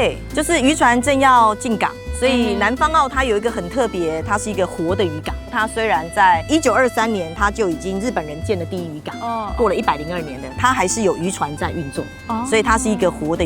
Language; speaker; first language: Chinese; native; Chinese